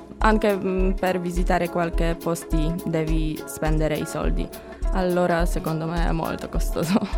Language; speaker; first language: Italian; non-native, fluent; Polish